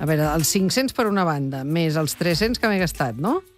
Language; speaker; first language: Catalan; native; Catalan